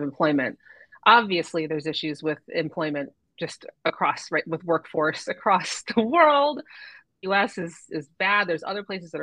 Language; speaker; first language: English; native; English